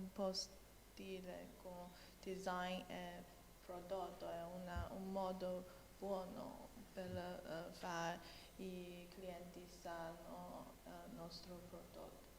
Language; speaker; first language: Italian; non-native, learner; Chinese